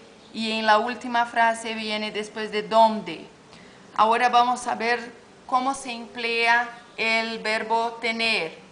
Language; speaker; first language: Spanish; non-native, learner; Portuguese